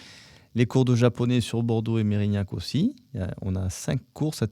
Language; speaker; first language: French; native; French